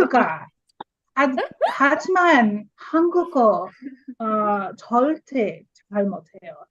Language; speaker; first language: Korean; non-native, learner; English